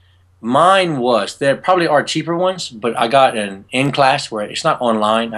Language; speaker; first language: English; native; English